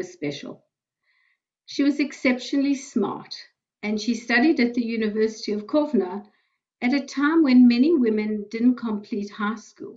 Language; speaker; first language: English; native; English